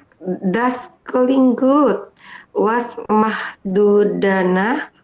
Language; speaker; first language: German; non-native, learner; Indonesian